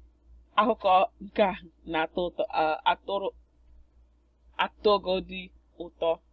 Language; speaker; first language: Igbo; non-native, learner; English